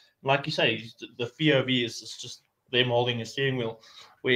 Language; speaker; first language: English; non-native, local second language; Afrikaans